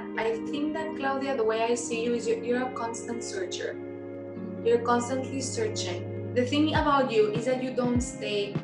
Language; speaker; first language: English; non-native, fluent; Spanish